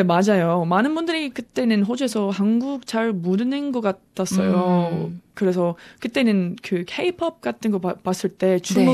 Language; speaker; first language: Korean; non-native, learner; English